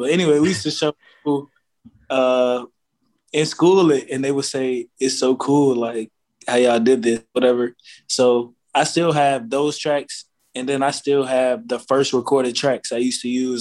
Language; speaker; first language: English; native; English